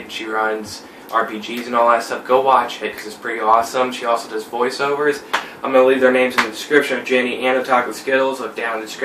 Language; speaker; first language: English; native; English